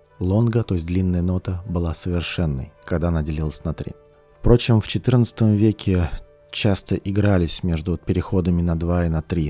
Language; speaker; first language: Russian; native; Russian